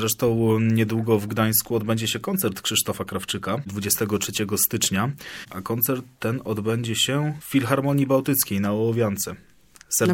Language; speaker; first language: Polish; native; Polish